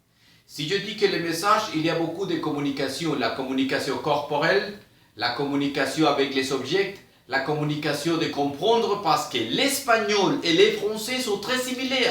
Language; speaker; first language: French; non-native, fluent; Spanish